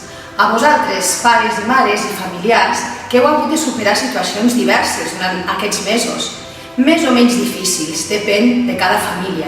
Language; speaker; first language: Catalan; native; Catalan